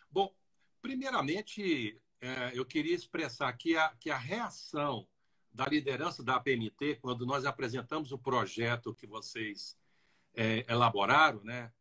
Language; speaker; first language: Portuguese; native; Portuguese